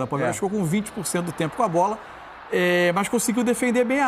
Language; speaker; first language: Portuguese; native; Portuguese